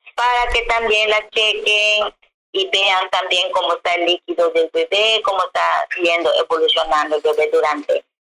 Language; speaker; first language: Spanish; non-native, local second language; Yucateco